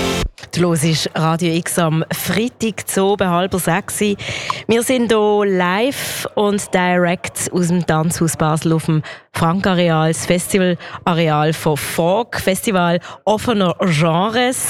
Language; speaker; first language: German; native; German